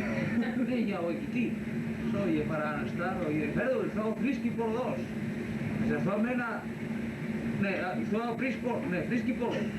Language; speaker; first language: Icelandic; non-native, learner; Spanish